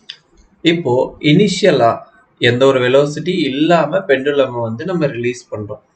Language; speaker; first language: Tamil; native; Tamil